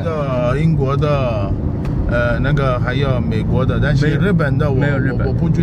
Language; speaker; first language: Chinese; non-native, fluent; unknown